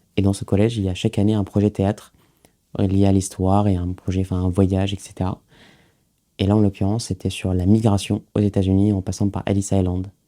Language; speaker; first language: French; early bilingual, other home language; Arabic